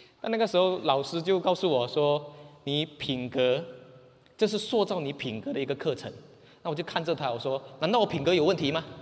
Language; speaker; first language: Chinese; native; Chinese